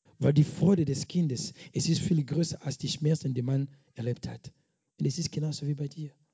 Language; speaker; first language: German; non-native, fluent; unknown